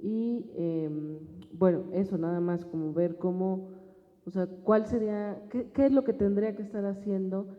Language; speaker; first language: Spanish; native; Spanish